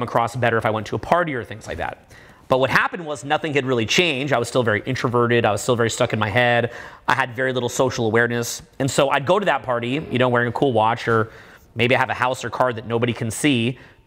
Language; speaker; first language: English; native; English